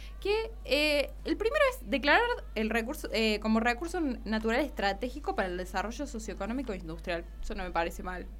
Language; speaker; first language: Spanish; native; Spanish